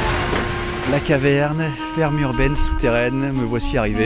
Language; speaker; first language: French; native; French